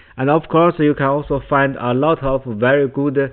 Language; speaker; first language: English; non-native, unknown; Chinese